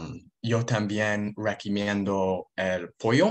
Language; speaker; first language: Spanish; non-native, learner; English